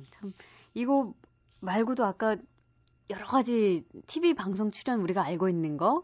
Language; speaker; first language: Korean; native; Korean